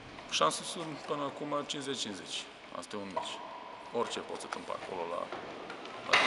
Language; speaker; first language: Romanian; non-native, learner; Serbian